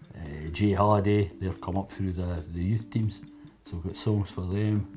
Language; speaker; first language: English; native; English